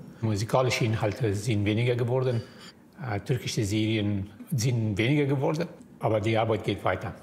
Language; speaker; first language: German; non-native, fluent; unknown